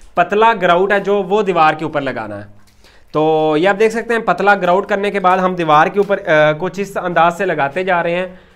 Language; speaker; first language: Urdu; non-native, local second language; Punjabi